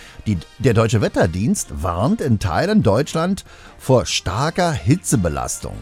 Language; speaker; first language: German; native; German